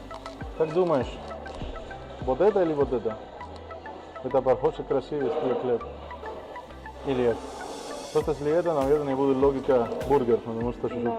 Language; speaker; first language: Russian; non-native, learner; Spanish